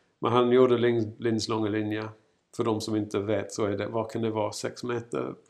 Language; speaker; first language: Swedish; non-native, fluent; English